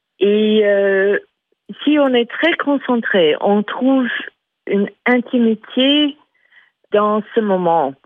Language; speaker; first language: French; non-native, fluent; English